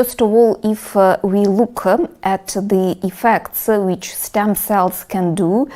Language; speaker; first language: English; non-native, fluent; Russian